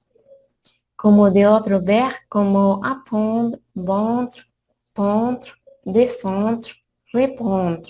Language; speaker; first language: French; non-native, learner; Spanish